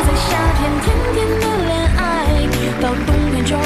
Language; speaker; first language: Chinese; native; Chinese